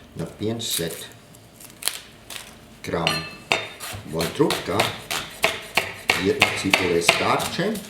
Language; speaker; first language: Polish; non-native, learner; German